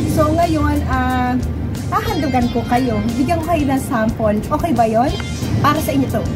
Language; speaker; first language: Filipino; native; Filipino